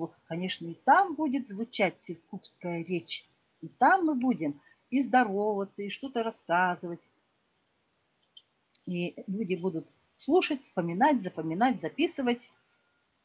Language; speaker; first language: Russian; non-native, local second language; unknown